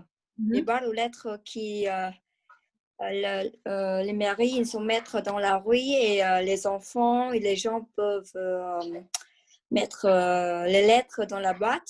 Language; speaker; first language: French; non-native, learner; Vietnamese